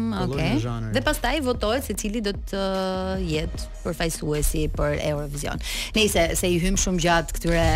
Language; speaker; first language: Albanian; native; Albanian